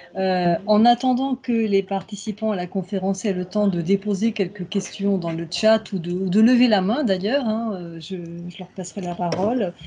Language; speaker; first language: French; native; French